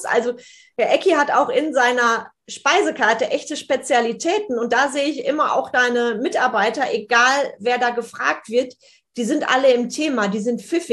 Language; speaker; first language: German; native; German